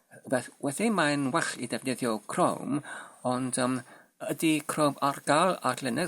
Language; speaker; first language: Welsh; non-native, learner; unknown